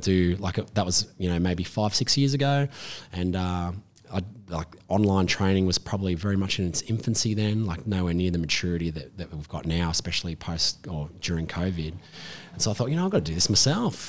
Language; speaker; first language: English; native; English